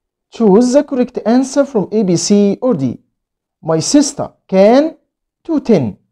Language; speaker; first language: English; non-native, fluent; Arabic